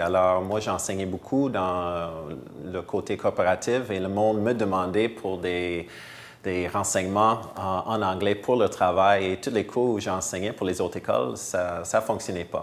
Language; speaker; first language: French; non-native, fluent; English